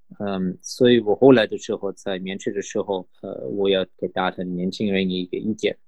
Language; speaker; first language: Chinese; non-native, fluent; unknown